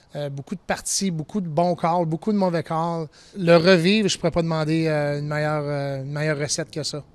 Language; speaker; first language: French; native; French